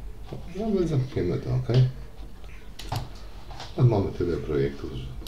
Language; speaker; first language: Polish; native; Polish